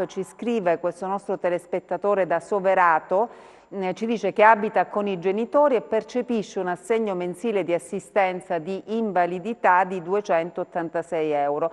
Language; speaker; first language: Italian; native; Italian